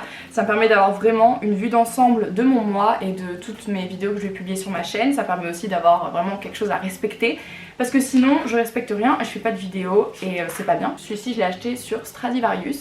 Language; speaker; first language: French; native; French